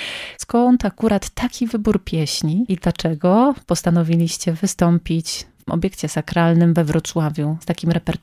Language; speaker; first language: Polish; native; Polish